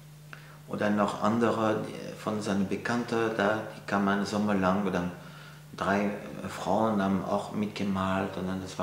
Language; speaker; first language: German; non-native, fluent; French